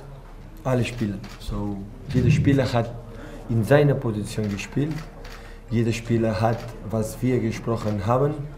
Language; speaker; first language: German; non-native, learner; Spanish